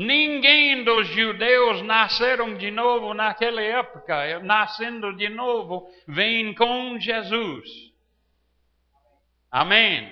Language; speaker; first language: Portuguese; non-native, fluent; English